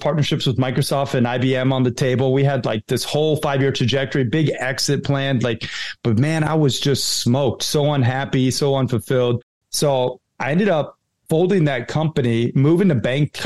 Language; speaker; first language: English; native; English